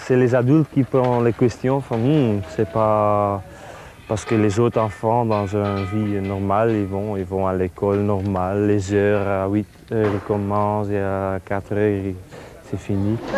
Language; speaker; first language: French; non-native, local second language; Dutch